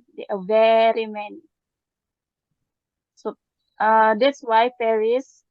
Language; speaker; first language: English; non-native, learner; Malay